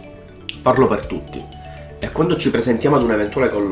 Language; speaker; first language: Italian; native; Italian